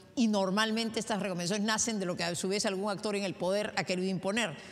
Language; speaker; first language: Spanish; native; Spanish